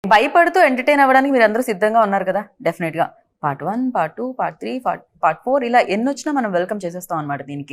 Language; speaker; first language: Telugu; native; Telugu